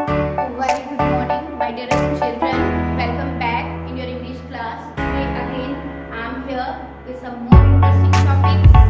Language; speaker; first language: English; non-native, local second language; Hindi